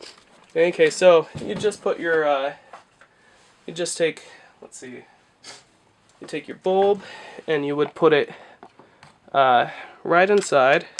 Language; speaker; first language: English; native; English